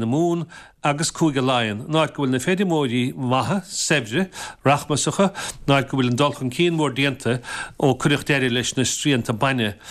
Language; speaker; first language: Irish; native; Irish